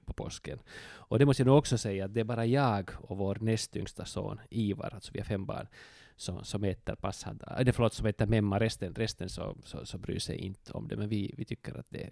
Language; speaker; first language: Swedish; native; Swedish